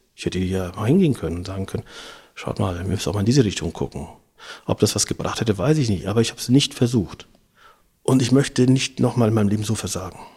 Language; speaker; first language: German; native; German